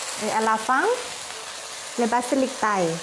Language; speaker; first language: French; non-native, learner; Thai